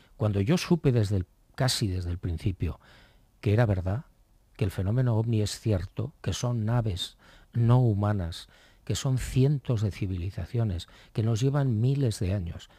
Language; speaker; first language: Spanish; native; Spanish